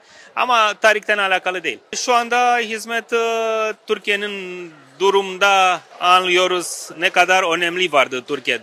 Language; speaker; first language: Turkish; non-native, learner; Romanian